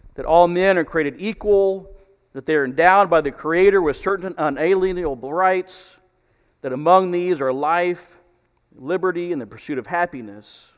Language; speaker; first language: English; native; English